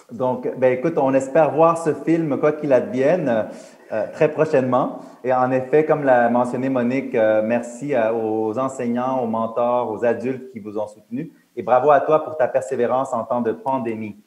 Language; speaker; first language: French; native; French